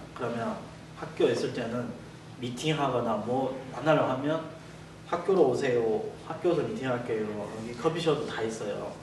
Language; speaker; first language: Korean; non-native, fluent; Chinese